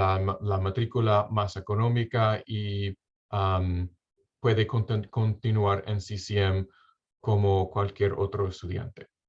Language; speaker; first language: Spanish; non-native, fluent; English